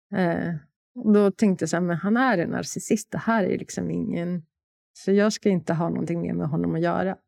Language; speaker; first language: Swedish; non-native, fluent; Polish